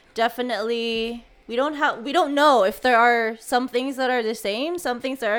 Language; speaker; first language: English; non-native, local second language; Cebuano